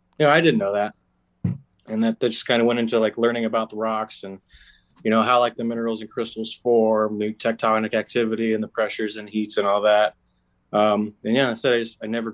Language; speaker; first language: English; native; English